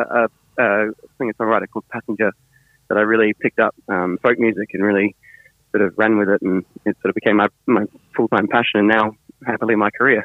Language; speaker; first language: English; native; English